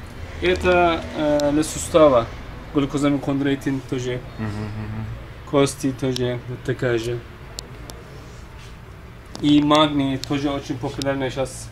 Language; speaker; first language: Russian; non-native, learner; Turkish